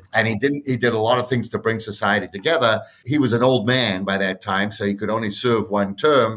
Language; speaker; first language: English; native; English